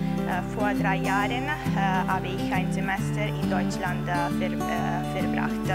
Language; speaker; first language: German; non-native, learner; Italian